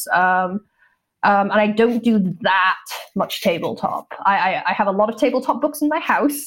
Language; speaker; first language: English; non-native, local second language; Cantonese